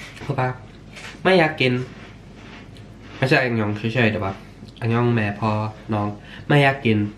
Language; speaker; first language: Thai; early bilingual, heritage; Swedish